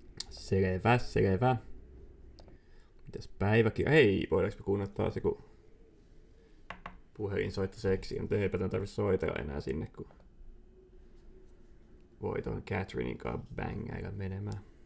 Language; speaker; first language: Finnish; native; Finnish